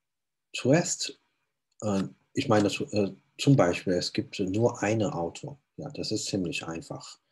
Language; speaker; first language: German; non-native, fluent; Chinese